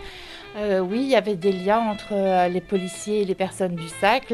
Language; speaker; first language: French; native; French